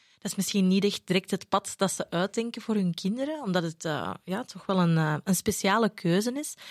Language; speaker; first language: Dutch; native; Dutch